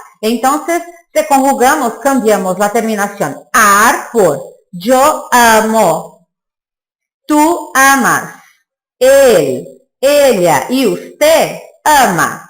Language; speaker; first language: Spanish; non-native, fluent; Portuguese